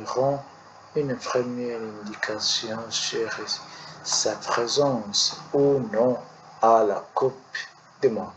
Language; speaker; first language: French; non-native, learner; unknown